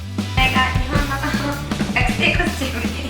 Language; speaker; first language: Japanese; native; Japanese